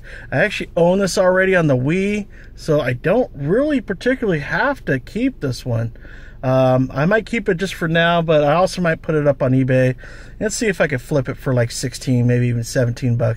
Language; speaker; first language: English; native; English